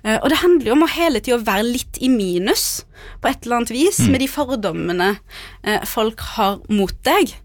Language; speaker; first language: Norwegian; early bilingual, other home language; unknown